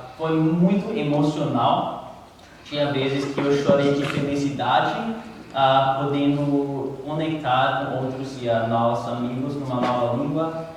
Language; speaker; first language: Portuguese; non-native, learner; English